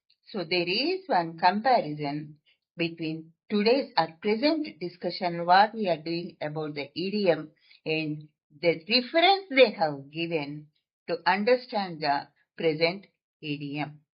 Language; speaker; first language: English; non-native, local second language; Telugu